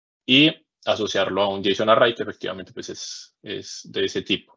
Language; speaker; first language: Spanish; native; Spanish